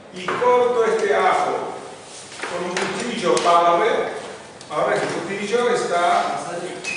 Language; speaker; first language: Spanish; non-native, fluent; Portuguese